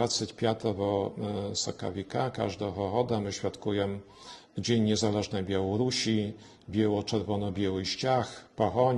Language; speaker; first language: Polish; non-native, local second language; Belarusian